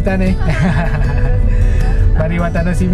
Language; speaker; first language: Japanese; non-native, learner; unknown